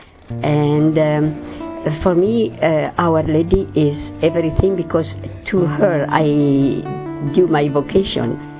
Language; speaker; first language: English; non-native, fluent; Italian